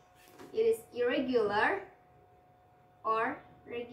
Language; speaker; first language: English; non-native, fluent; Indonesian